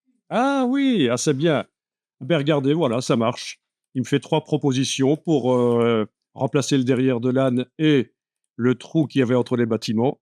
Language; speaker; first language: French; native; French